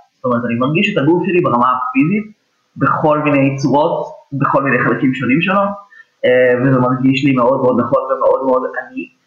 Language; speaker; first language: Hebrew; native; Hebrew